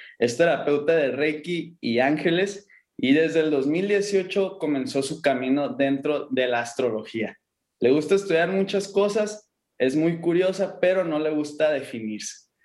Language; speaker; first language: Spanish; native; Spanish